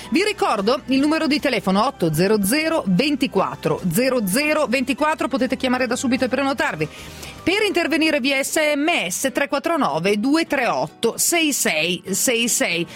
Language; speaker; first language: Italian; native; Italian